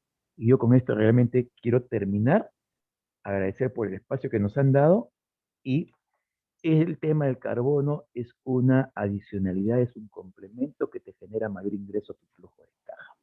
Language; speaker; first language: Spanish; native; Spanish